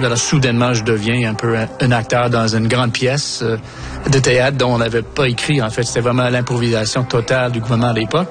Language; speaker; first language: French; non-native, local second language; English